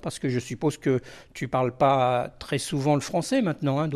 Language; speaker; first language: French; native; French